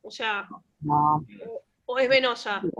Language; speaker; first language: Spanish; native; Spanish